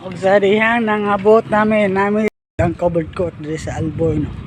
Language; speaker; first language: Cebuano; native; Cebuano